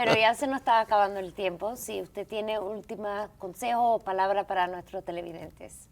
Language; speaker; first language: Spanish; early bilingual, heritage; English